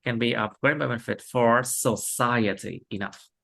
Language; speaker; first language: English; non-native, fluent; Vietnamese